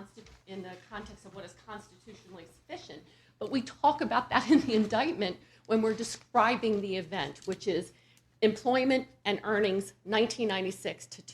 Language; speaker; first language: English; native; English